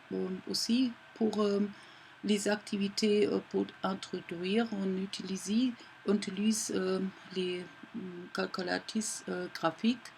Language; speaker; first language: French; non-native, fluent; German